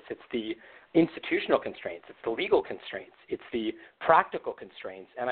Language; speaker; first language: English; native; English